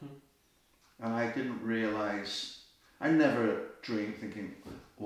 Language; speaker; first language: English; native; English